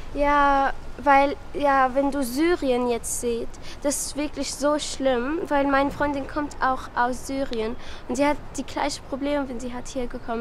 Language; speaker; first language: German; non-native, learner; Arabic